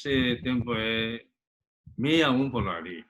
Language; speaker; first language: Portuguese; early bilingual, other home language; Japanese